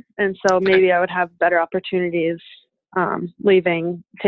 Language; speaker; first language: English; native; English